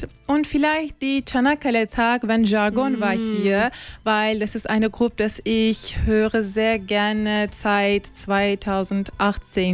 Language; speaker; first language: German; non-native, learner; Turkish